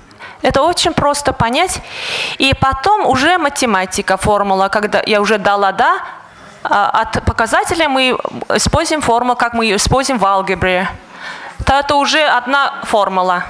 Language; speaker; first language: Russian; non-native, fluent; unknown